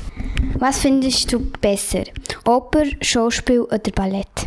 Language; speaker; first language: German; native; German